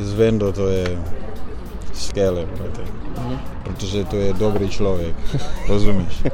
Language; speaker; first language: Czech; non-native, fluent; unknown